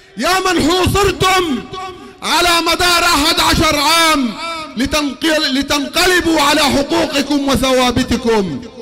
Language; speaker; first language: Arabic; native; Arabic